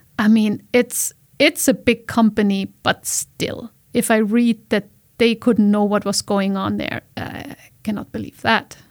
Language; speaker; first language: English; non-native, fluent; German